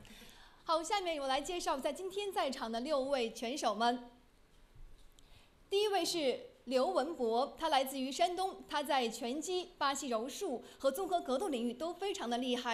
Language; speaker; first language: Chinese; native; Chinese